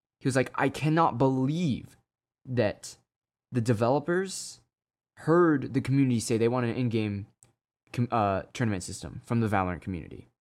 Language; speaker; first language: English; native; English